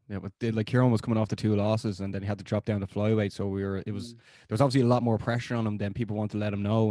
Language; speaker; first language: English; native; English